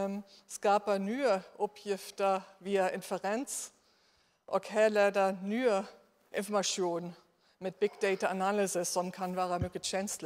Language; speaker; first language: Swedish; non-native, fluent; German